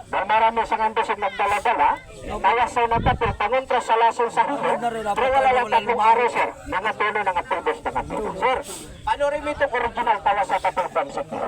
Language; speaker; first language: Filipino; non-native, local second language; Cebuano